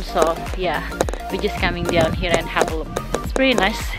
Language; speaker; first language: English; non-native, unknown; Indonesian